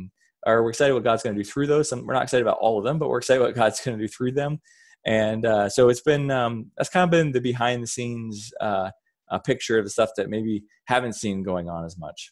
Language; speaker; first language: English; native; English